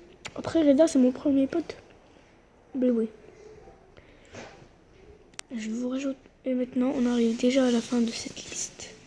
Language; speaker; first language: French; non-native, local second language; Arabic